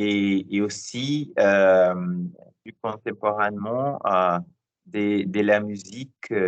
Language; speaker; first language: French; non-native, learner; Portuguese